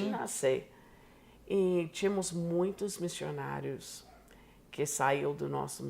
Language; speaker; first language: Portuguese; non-native, fluent; English